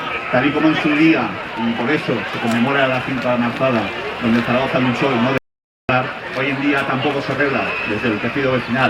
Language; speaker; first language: Spanish; native; Spanish